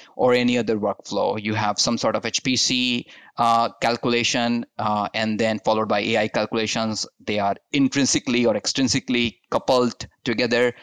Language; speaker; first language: English; non-native, local second language; Hindi